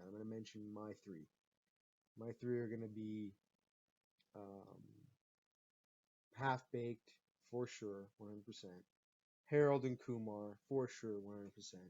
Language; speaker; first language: English; native; English